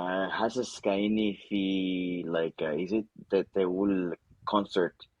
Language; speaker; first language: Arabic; non-native, learner; Spanish